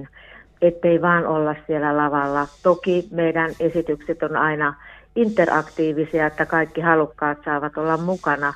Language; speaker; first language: Finnish; native; Finnish